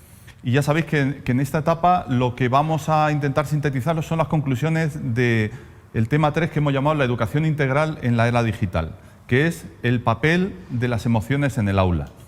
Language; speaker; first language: Spanish; native; Spanish